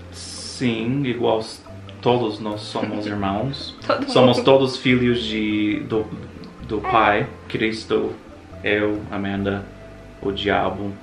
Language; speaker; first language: Portuguese; non-native, fluent; English